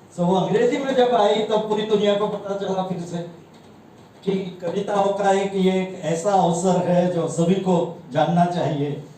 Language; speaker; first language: Hindi; non-native, local second language; Gujarati